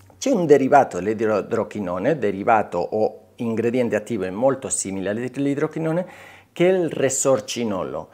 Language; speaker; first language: Italian; non-native, fluent; Spanish